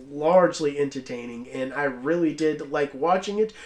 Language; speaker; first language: English; native; English